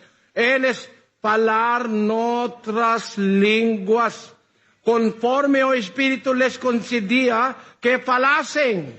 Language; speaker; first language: Portuguese; non-native, learner; Filipino